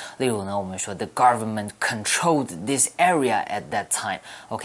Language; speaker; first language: English; non-native, fluent; Chinese